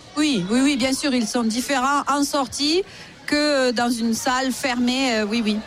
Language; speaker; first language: French; native; French